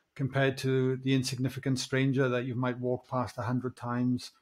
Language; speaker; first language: English; native; English